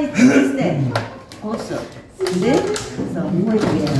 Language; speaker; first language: Spanish; non-native, learner; Korean